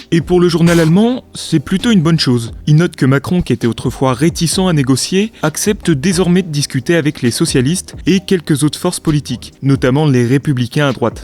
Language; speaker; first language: French; native; French